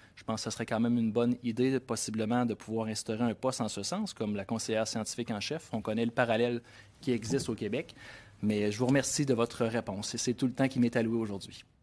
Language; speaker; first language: French; native; French